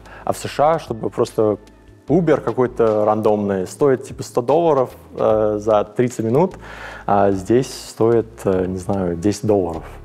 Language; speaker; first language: Russian; early bilingual, heritage; English